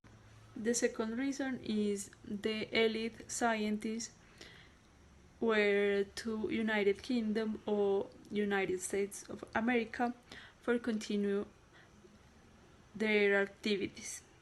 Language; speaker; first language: English; non-native, learner; Spanish